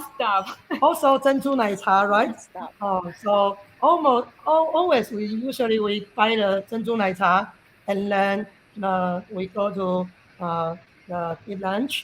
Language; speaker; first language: English; non-native, learner; Chinese